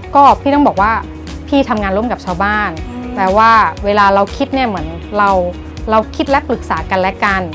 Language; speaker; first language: Thai; native; Thai